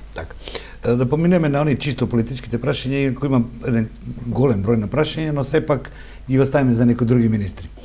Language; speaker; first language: Macedonian; native; Macedonian